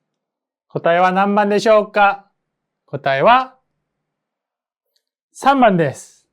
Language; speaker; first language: Japanese; non-native, fluent; Korean